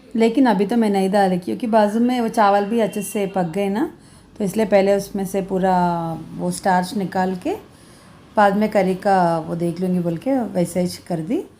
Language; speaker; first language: Hindi; non-native, local second language; Telugu